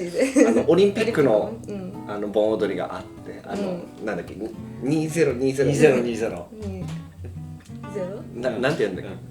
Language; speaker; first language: Japanese; native; Japanese